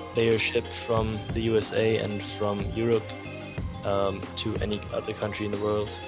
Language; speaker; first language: English; non-native, fluent; German